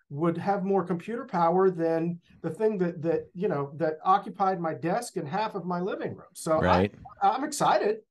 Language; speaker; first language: English; native; English